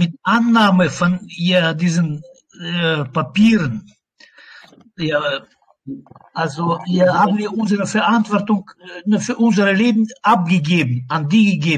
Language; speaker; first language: German; non-native, learner; Russian